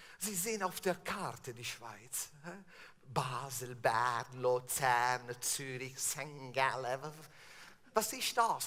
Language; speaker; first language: German; non-native, fluent; Italian